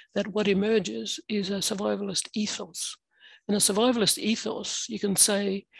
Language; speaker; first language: English; native; English